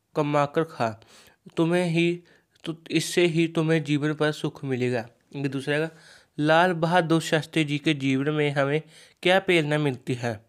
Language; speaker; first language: Hindi; non-native, local second language; Punjabi